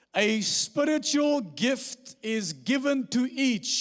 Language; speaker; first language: English; non-native, local second language; Afrikaans